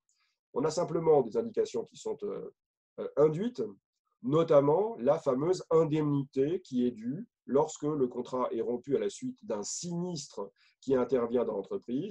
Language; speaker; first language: French; native; French